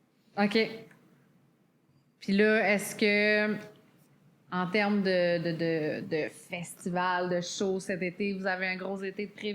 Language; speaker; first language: French; native; French